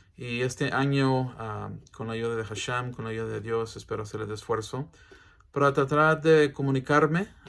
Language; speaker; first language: Spanish; early bilingual, heritage; English